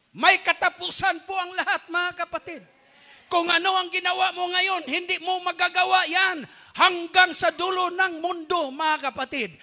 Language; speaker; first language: Filipino; non-native, local second language; Cebuano